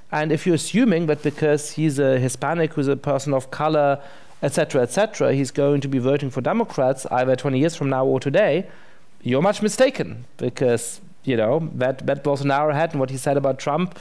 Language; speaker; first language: English; non-native, fluent; German